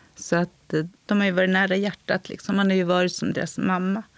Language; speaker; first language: Swedish; native; Swedish